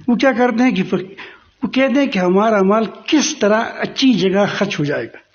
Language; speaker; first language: Urdu; non-native, local second language; Pashto